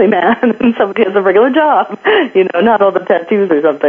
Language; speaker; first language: English; non-native, local second language; Filipino